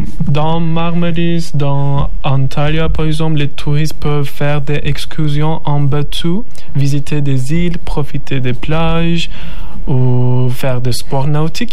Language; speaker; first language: French; non-native, learner; Turkish